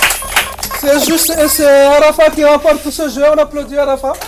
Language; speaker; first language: French; non-native, local second language; Comorian